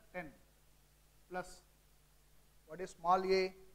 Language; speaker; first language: English; non-native, local second language; Tamil